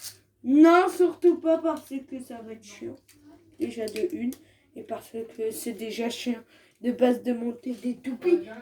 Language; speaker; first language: French; native; French